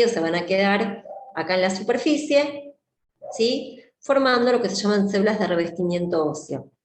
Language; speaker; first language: Spanish; native; Spanish